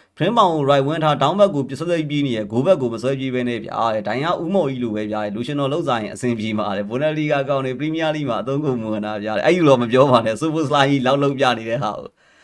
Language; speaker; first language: Burmese; native; Burmese